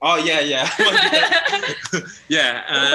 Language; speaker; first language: English; non-native, learner; Indonesian